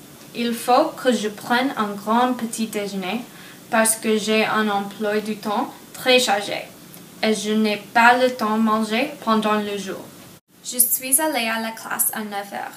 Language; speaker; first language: French; non-native, learner; English